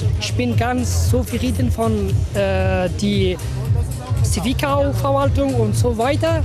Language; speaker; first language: German; non-native, learner; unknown